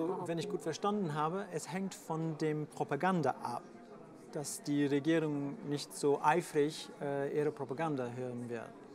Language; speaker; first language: German; non-native, fluent; French